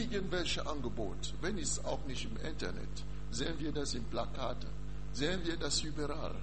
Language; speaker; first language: German; non-native, learner; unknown